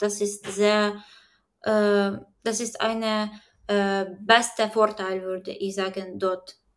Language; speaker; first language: German; non-native, learner; Ukrainian